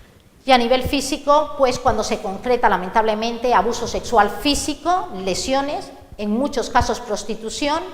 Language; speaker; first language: Spanish; native; Spanish